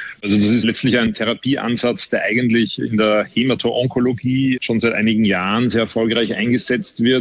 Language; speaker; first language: German; native; German